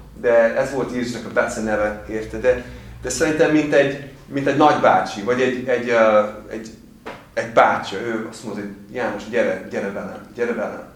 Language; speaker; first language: Hungarian; non-native, fluent; English